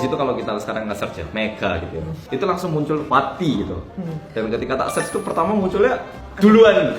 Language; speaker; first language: Indonesian; native; Indonesian